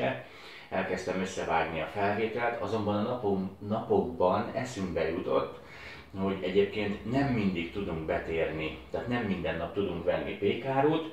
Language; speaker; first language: Hungarian; native; Hungarian